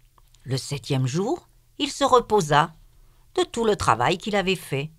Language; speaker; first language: French; native; French